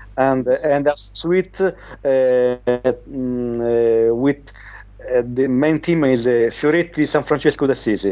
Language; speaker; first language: English; non-native, learner; Italian